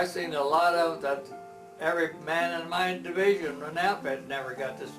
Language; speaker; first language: English; native; English